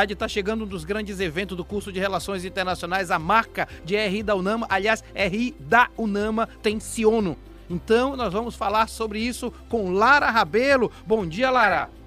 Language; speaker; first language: Portuguese; native; Portuguese